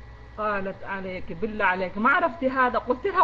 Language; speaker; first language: Arabic; non-native, fluent; Amharic